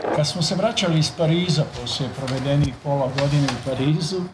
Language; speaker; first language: Serbian; native; Serbian